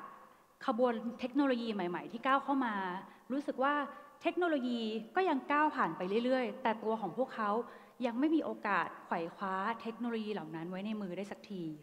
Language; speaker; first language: Thai; native; Thai